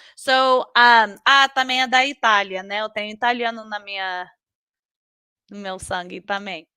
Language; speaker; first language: Portuguese; native; Portuguese